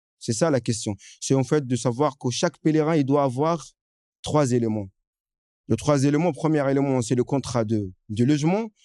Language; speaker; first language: French; non-native, fluent; Arabic